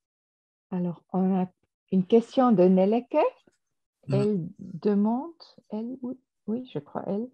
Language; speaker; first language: French; non-native, fluent; German